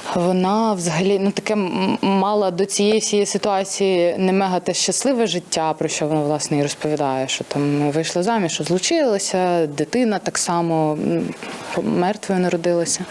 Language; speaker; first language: Ukrainian; native; Ukrainian